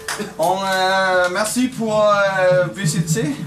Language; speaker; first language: French; non-native, learner; Danish